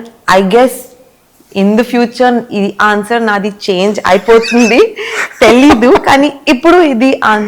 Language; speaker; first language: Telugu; early bilingual, heritage; Telugu